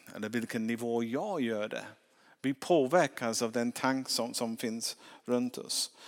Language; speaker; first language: Swedish; non-native, fluent; English